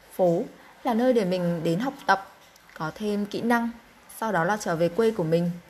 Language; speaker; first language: Vietnamese; native; Vietnamese